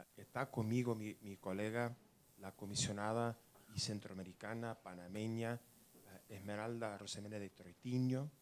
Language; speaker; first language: Spanish; non-native, fluent; English